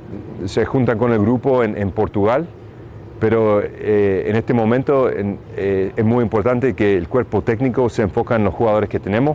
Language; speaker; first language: Spanish; early bilingual, heritage; Spanish